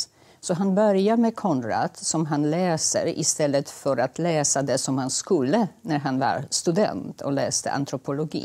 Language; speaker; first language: Swedish; non-native, fluent; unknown